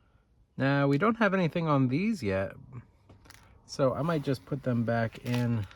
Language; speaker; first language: English; native; English